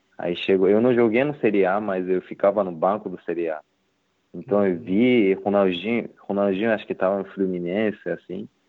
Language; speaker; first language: Portuguese; non-native, learner; Japanese